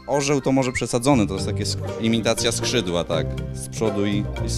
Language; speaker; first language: Polish; native; Polish